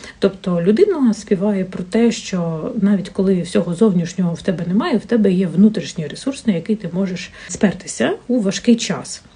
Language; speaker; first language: Ukrainian; non-native, local second language; Russian